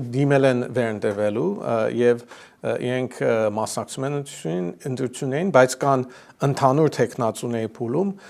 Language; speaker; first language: Armenian; early bilingual, heritage; Armenian